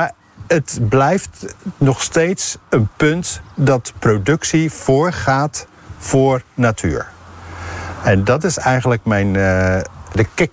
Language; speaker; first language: Dutch; native; Dutch